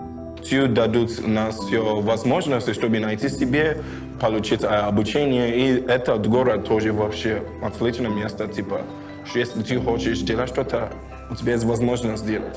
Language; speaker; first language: Russian; non-native, learner; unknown